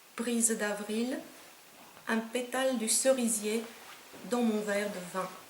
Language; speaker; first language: French; non-native, fluent; Romanian